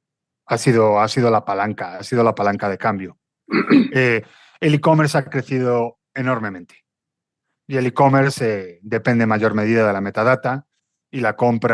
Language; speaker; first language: Spanish; native; Spanish